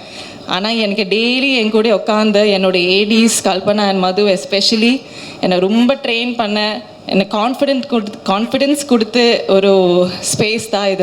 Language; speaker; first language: Tamil; non-native, learner; Malayalam